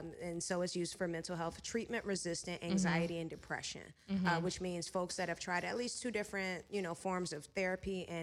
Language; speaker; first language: English; native; English